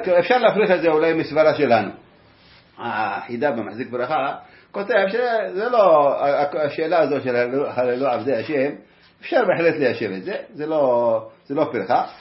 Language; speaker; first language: Hebrew; native; Hebrew